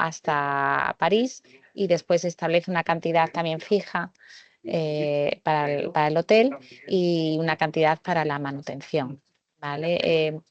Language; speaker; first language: Spanish; native; Spanish